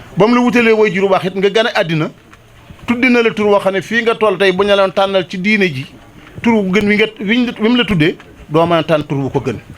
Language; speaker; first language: Wolof; native; Wolof